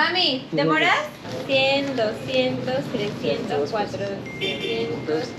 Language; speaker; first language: Spanish; native; Spanish